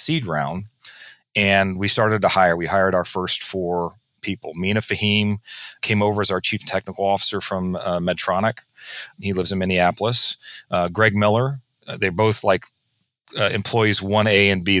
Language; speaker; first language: English; native; English